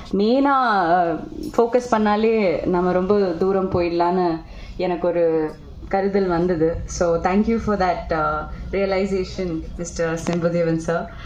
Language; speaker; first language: Tamil; non-native, local second language; Malayalam